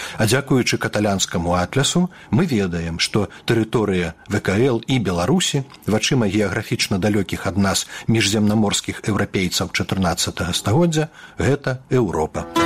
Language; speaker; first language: Belarusian; native; Belarusian